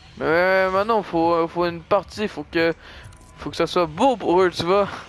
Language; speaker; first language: French; native; French